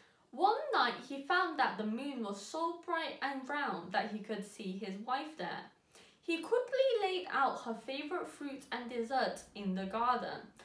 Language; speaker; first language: English; early bilingual, other home language; Chinese